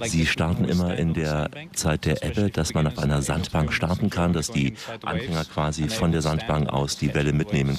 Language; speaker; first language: German; native; German